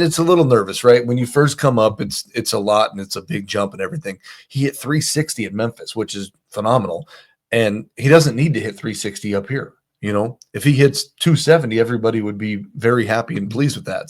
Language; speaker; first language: English; native; English